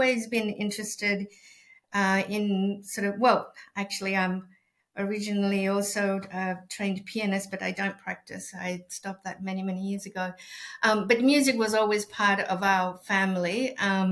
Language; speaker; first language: English; non-native, fluent; Spanish